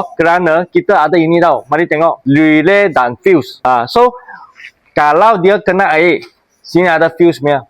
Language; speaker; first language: Malay; non-native, local second language; Chinese